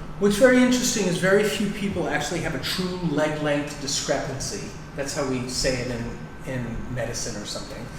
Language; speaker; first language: English; native; English